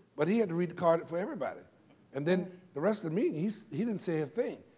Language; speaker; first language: English; native; English